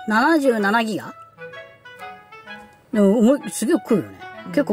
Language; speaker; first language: Japanese; native; Japanese